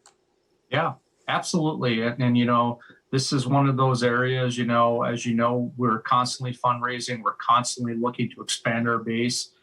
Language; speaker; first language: English; native; English